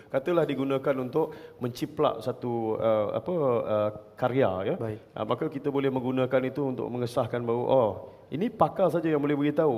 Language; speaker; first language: Malay; native; Malay